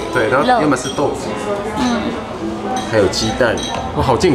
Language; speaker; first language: Chinese; native; Chinese